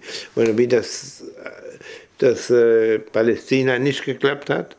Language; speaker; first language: German; early bilingual, heritage; German